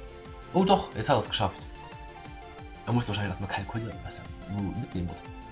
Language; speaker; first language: German; native; German